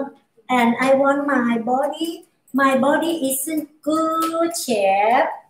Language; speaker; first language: English; non-native, learner; Thai